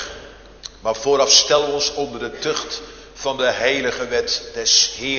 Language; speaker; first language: Dutch; native; Dutch